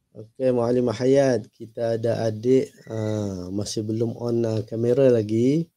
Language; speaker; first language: Malay; native; Malay